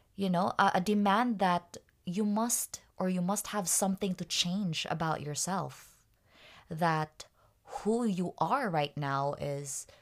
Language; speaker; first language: English; non-native, local second language; Waray